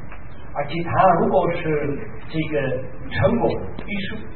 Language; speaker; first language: Chinese; non-native, fluent; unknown